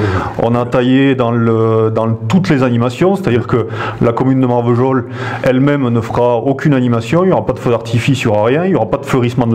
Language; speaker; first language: French; native; French